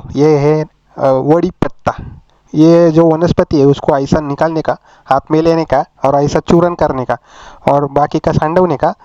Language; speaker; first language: Hindi; non-native, local second language; Marathi